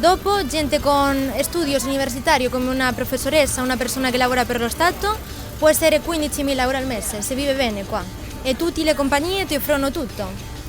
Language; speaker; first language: Italian; non-native, learner; Spanish